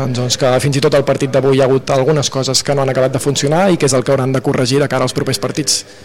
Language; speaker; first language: Catalan; native; Catalan